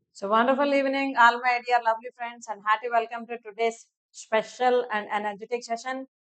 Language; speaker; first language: English; non-native, local second language; Telugu